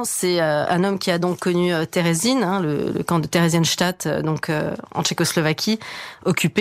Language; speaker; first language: French; native; French